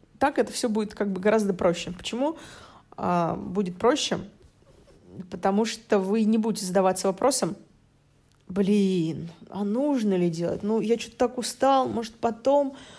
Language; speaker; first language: Russian; native; Russian